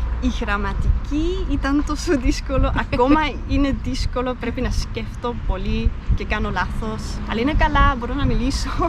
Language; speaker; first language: Greek; non-native, learner; Dutch